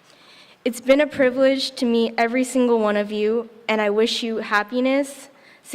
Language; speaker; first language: English; native; English